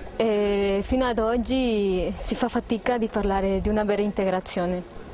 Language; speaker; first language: Italian; non-native, fluent; Spanish